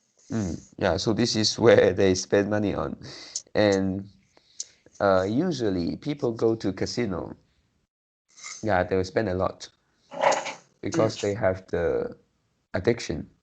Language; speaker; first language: English; non-native, learner; Chinese